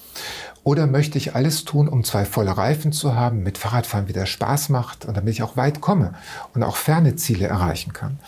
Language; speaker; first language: German; native; German